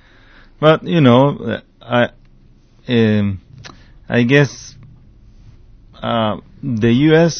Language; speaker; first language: English; non-native, fluent; Spanish